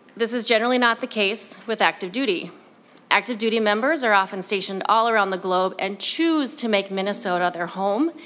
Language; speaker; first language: English; native; English